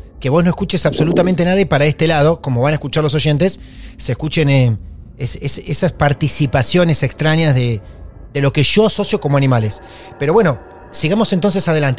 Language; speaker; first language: Spanish; native; Spanish